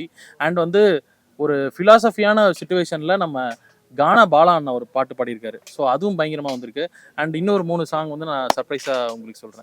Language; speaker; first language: Tamil; native; Tamil